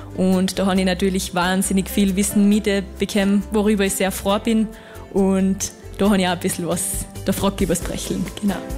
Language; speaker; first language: German; native; German